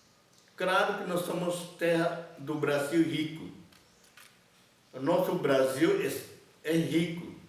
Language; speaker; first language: Portuguese; non-native, local second language; Yanomámi